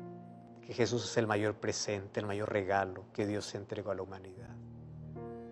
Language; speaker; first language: Spanish; native; Spanish